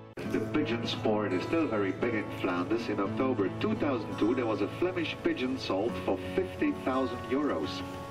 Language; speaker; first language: English; non-native, fluent; Dutch